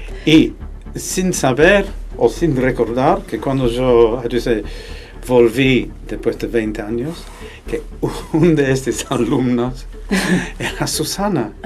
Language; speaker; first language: Spanish; non-native, fluent; English